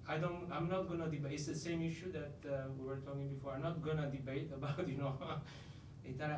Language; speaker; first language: English; non-native, fluent; Italian